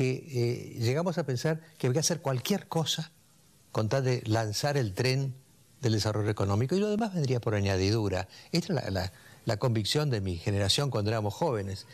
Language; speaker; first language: Spanish; native; Spanish